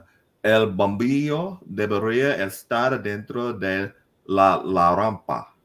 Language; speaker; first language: Spanish; non-native, learner; English